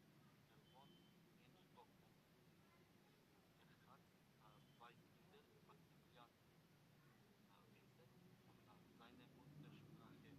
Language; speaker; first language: German; non-native, learner; Macedonian